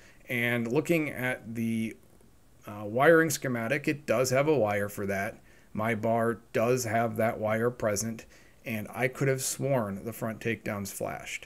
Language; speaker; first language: English; native; English